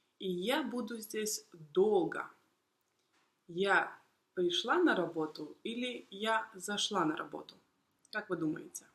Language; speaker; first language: Russian; native; Russian